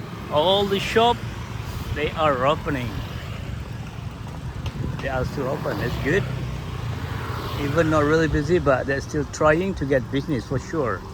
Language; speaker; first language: English; non-native, learner; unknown